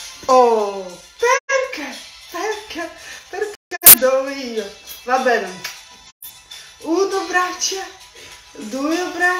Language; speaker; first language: Italian; non-native, learner; Russian